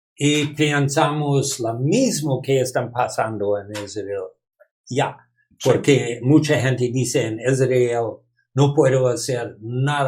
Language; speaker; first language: Spanish; non-native, learner; English